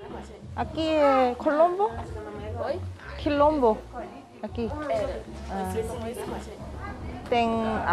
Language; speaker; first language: Portuguese; non-native, learner; Korean